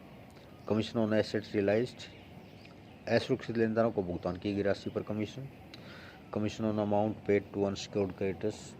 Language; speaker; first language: Hindi; native; Hindi